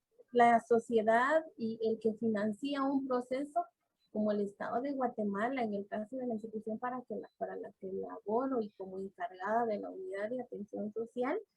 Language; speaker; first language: Spanish; native; Spanish